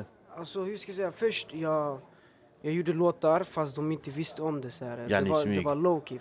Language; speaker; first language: Swedish; early bilingual, other home language; Albanian